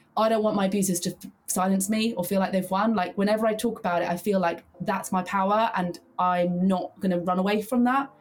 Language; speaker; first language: English; early bilingual, heritage; English